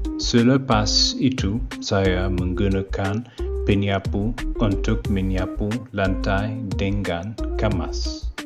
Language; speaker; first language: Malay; non-native, learner; Arabic